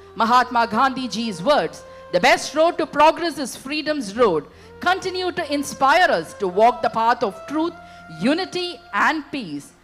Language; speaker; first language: English; non-native, local second language; Tamil